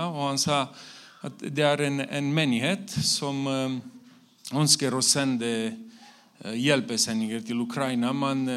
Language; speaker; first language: Norwegian; non-native, fluent; Romanian